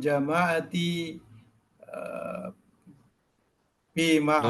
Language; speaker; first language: Arabic; non-native, learner; Indonesian